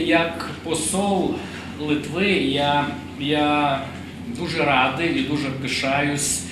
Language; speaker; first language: Ukrainian; non-native, fluent; Lithuanian